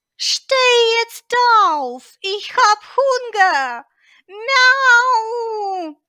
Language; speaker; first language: German; non-native, fluent; Ukrainian